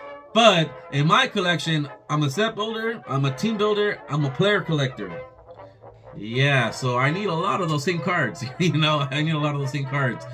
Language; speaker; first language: English; native; English